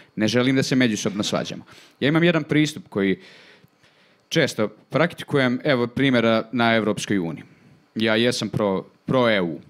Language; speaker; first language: Serbian; native; Serbian